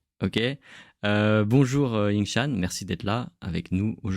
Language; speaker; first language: French; native; French